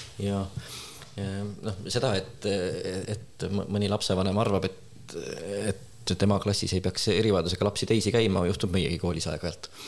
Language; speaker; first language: Estonian; native; Estonian